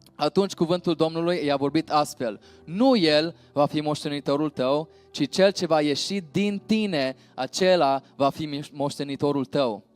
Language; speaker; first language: Romanian; early bilingual, heritage; Romanian